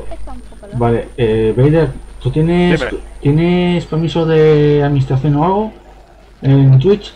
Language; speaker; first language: Spanish; native; Spanish